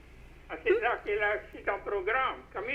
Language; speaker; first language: French; native; French